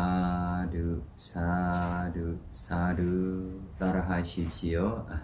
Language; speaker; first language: Korean; non-native, learner; Burmese